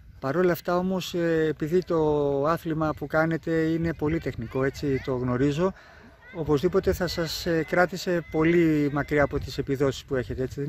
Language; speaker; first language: Greek; native; Greek